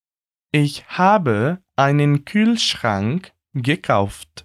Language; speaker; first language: German; non-native, fluent; Portuguese